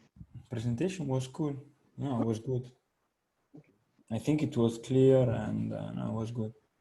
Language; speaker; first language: English; non-native, fluent; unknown